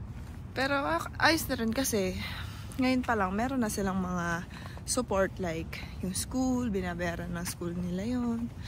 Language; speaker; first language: Filipino; native; Filipino